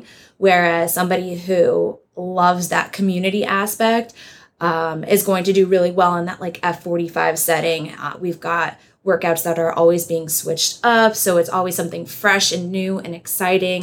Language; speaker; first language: English; native; English